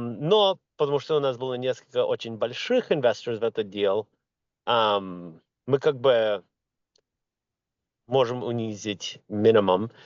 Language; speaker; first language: Russian; early bilingual, other home language; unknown